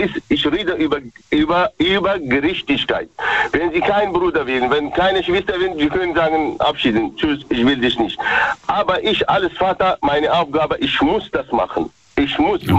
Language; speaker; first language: German; non-native, learner; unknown